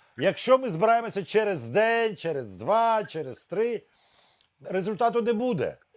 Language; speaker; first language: Ukrainian; native; Ukrainian